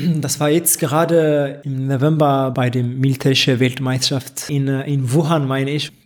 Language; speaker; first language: German; non-native, fluent; Tigrinya